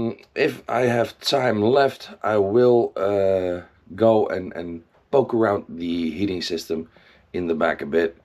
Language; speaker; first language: English; non-native, fluent; Dutch